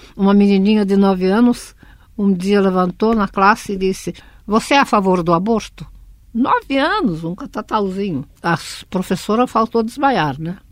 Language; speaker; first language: Portuguese; early bilingual, other home language; Russian